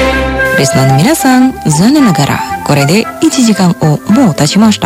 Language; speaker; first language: Japanese; non-native, fluent; Indonesian